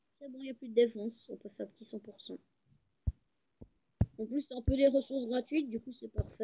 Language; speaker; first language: French; native; French